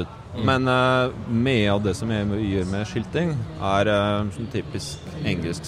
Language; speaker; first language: Norwegian; non-native, fluent; Polish